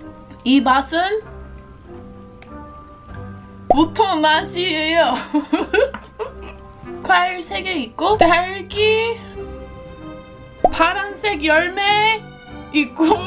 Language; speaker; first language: Korean; non-native, fluent; English